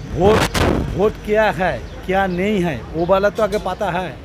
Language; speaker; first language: Hindi; non-native, local second language; Bangla